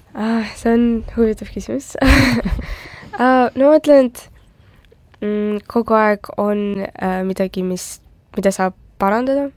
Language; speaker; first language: Estonian; non-native, local second language; Russian